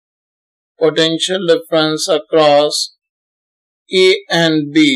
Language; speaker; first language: English; non-native, local second language; Hindi